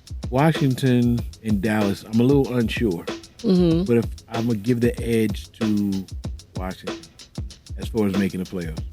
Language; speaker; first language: English; native; English